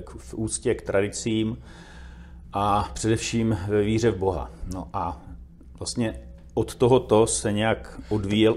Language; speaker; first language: Czech; native; Czech